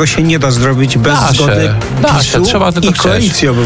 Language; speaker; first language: Polish; native; Polish